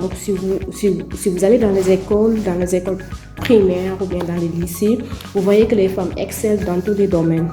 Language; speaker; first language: French; non-native, local second language; Wolof